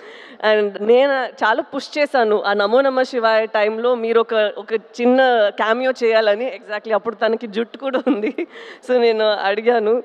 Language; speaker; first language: Telugu; non-native, fluent; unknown